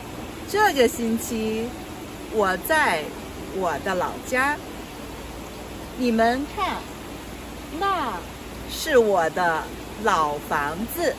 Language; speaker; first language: Chinese; non-native, local second language; Yao